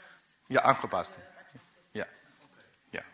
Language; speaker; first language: Dutch; non-native, learner; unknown